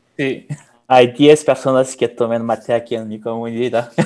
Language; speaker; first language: Spanish; non-native, learner; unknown